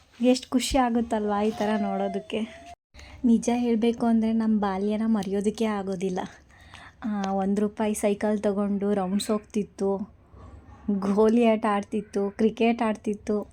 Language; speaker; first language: Kannada; native; Kannada